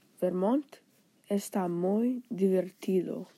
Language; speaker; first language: Spanish; non-native, learner; English